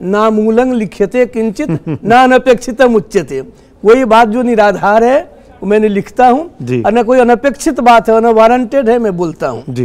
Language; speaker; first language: Hindi; native; Hindi